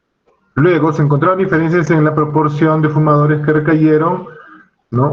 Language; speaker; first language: Spanish; native; Spanish